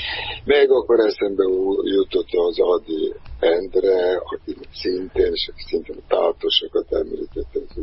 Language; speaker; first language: Hungarian; non-native, fluent; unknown